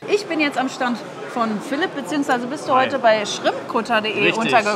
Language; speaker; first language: German; native; German